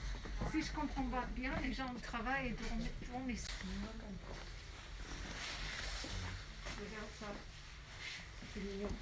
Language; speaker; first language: French; non-native, fluent; English